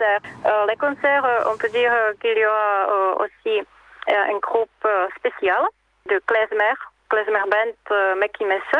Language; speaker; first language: French; non-native, learner; Czech